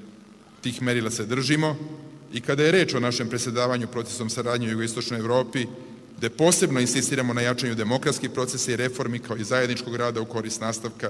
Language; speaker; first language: Serbian; native; Serbian